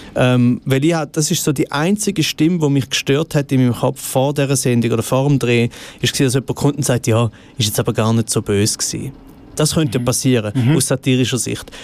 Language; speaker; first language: German; native; German